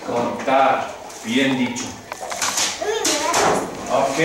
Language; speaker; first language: Spanish; non-native, fluent; English